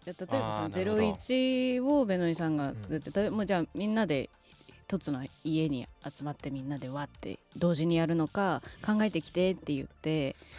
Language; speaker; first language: Japanese; native; Japanese